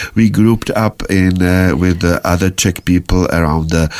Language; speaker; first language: English; non-native, fluent; Czech